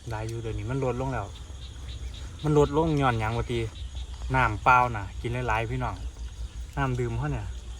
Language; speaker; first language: Thai; native; Thai